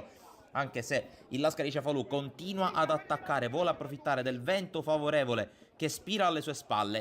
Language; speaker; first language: Italian; native; Italian